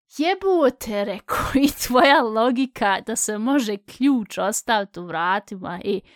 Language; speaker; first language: Bosnian; early bilingual, heritage; Bosnian